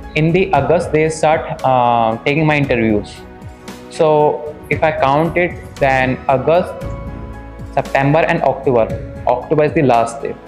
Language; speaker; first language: English; non-native, local second language; Hindi